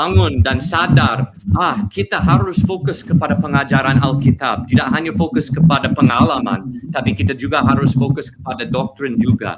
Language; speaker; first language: Indonesian; non-native, learner; English